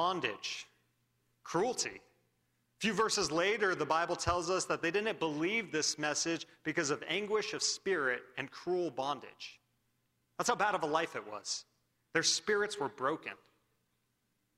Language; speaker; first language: English; native; English